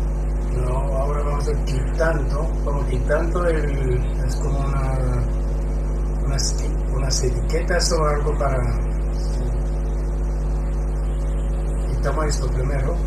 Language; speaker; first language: Spanish; non-native, fluent; Chinese